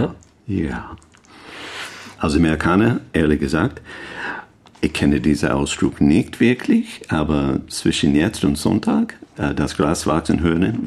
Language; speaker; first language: German; non-native, learner; English